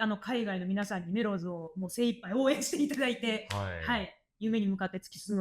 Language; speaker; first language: Japanese; native; Japanese